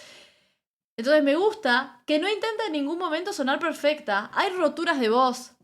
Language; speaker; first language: Spanish; native; Spanish